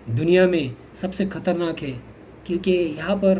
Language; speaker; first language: Hindi; non-native, local second language; Marathi